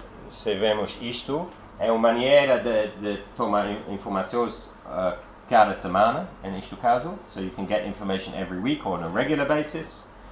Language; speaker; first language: Portuguese; non-native, learner; English